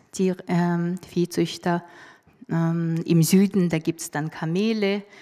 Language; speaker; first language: German; non-native, fluent; Mongolian